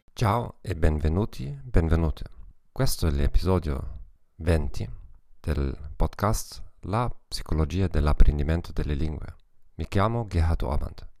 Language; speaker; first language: Italian; non-native, learner; German